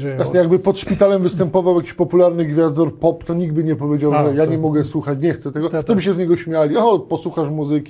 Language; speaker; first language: Polish; native; Polish